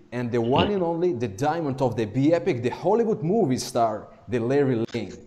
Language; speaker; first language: English; non-native, fluent; Russian